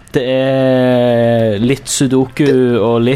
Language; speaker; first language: Norwegian; native; Norwegian